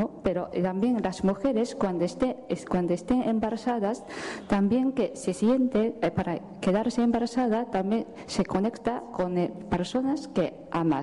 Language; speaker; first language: Spanish; non-native, fluent; Japanese